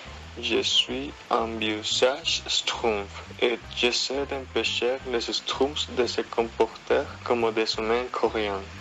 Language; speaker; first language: French; non-native, learner; Spanish